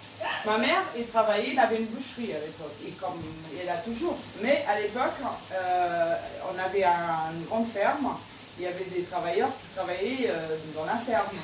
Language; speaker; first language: French; non-native, fluent; Portuguese